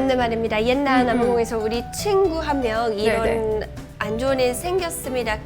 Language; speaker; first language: Korean; non-native, fluent; English